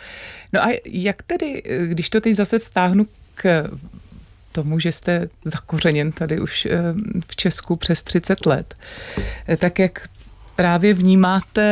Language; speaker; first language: Czech; native; Czech